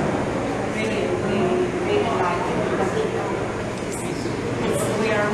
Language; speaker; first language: English; non-native, learner; Chinese